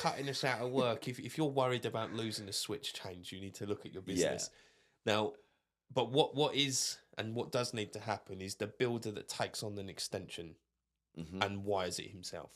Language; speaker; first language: English; native; English